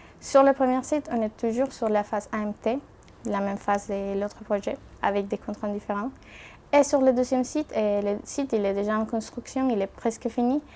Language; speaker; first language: French; non-native, fluent; Spanish